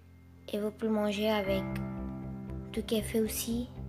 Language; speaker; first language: French; non-native, fluent; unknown